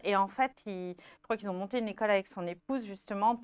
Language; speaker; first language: French; native; French